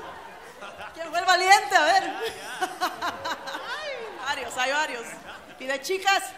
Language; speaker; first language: Spanish; native; Spanish